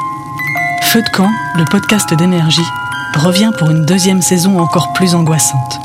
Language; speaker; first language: French; native; French